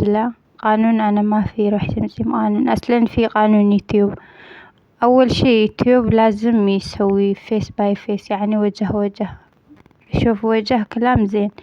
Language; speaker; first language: Arabic; non-native, learner; Amharic